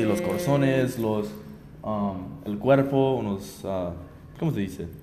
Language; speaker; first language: Spanish; non-native, learner; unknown